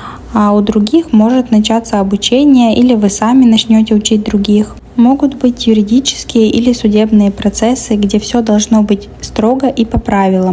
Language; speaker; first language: Russian; native; Russian